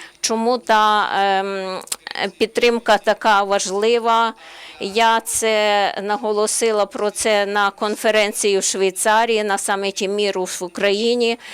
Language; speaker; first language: Ukrainian; non-native, learner; Slovenian